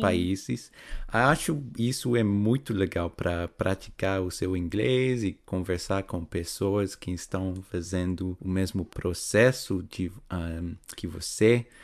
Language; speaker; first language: Portuguese; non-native, fluent; English